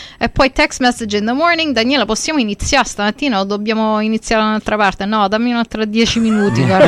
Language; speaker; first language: Italian; early bilingual, heritage; Italian